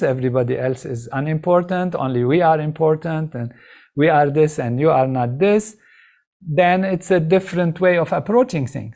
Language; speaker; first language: English; non-native, fluent; Arabic